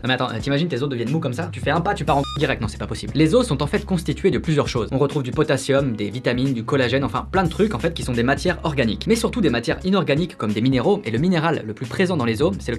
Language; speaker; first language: French; native; French